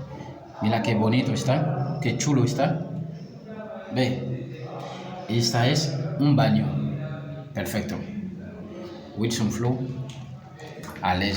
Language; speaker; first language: Spanish; non-native, learner; Haitian Creole